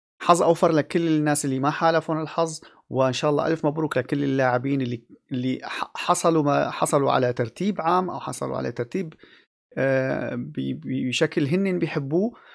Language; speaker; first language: Arabic; native; Arabic